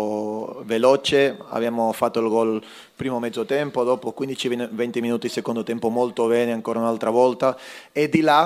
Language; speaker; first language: Italian; non-native, fluent; Spanish